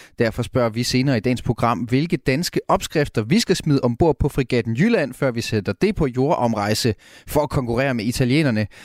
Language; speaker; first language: Danish; native; Danish